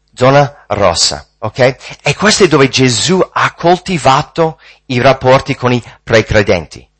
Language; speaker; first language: Italian; non-native, fluent; English